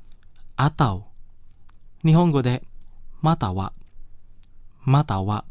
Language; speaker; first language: Japanese; non-native, fluent; Indonesian